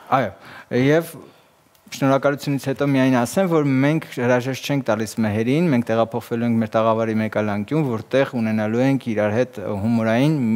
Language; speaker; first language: Armenian; native; Armenian